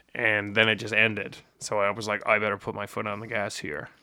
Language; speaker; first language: English; native; English